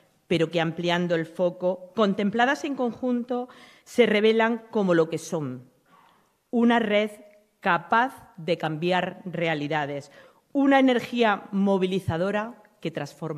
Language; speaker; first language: Spanish; native; Spanish